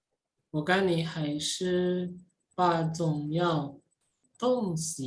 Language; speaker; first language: Chinese; non-native, fluent; Indonesian